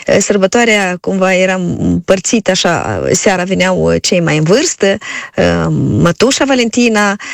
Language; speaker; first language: Romanian; native; Romanian